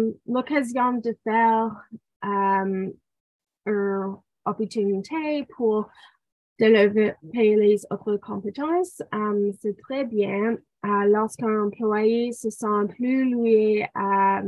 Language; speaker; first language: French; non-native, local second language; English